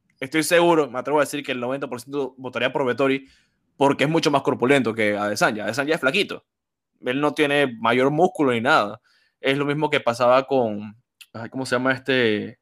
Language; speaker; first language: Spanish; native; Spanish